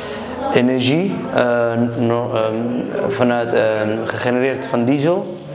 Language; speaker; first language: Dutch; early bilingual, other home language; Somali